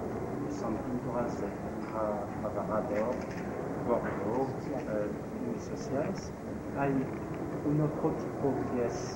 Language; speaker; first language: Spanish; non-native, learner; French